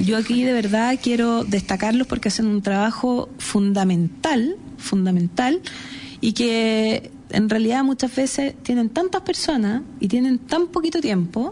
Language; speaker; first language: Spanish; native; Spanish